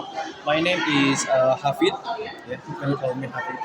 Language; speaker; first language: English; non-native, learner; Indonesian